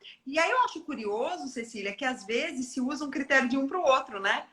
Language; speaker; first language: Portuguese; native; Portuguese